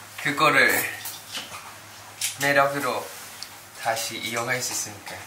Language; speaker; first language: Korean; non-native, fluent; Thai